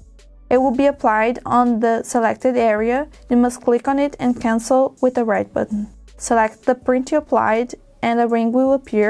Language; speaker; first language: English; non-native, fluent; Portuguese